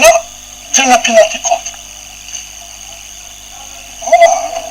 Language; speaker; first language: Arabic; native; Arabic